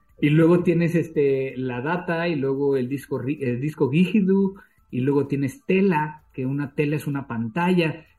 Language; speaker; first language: Spanish; native; Spanish